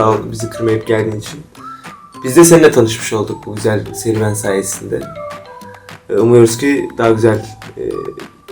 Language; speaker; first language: Turkish; native; Turkish